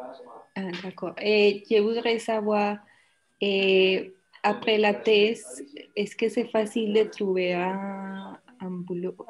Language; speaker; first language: French; non-native, learner; Spanish